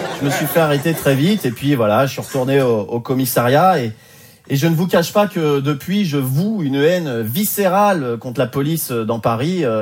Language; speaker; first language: French; native; French